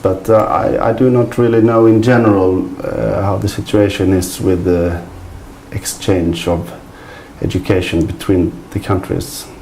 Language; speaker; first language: English; non-native, fluent; Swedish